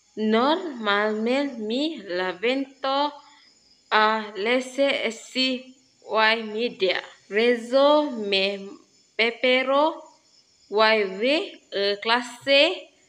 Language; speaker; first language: Spanish; non-native, learner; Malay